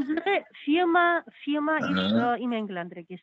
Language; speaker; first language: German; non-native, fluent; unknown